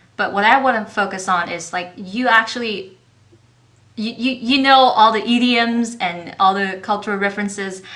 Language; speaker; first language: English; non-native, fluent; Chinese